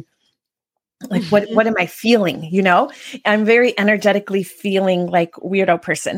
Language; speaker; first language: English; native; English